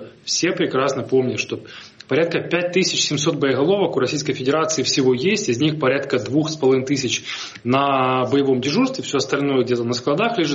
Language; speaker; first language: Russian; native; Russian